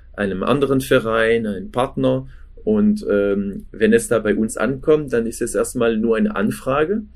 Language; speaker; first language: German; non-native, fluent; French